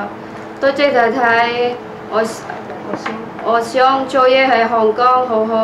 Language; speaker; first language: Cantonese; non-native, learner; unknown